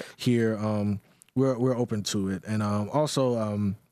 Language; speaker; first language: English; native; English